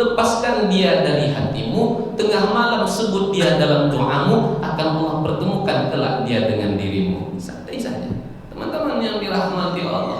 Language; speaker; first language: Malay; native; Malay